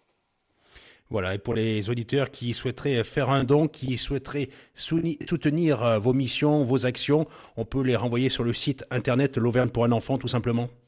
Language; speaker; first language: French; native; French